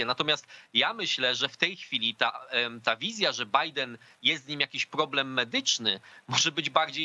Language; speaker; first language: Polish; native; Polish